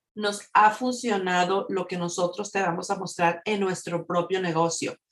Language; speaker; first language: Spanish; native; Spanish